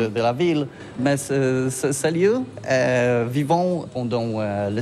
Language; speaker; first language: French; non-native, learner; Polish